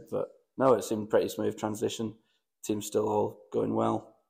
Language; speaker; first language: English; native; English